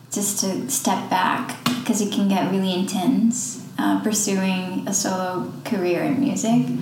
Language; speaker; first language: English; non-native, fluent; Dutch